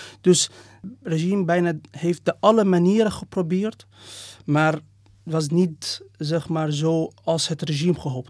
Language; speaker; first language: Dutch; non-native, fluent; Persian